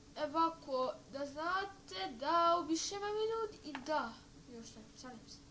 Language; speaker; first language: Bosnian; native; Bosnian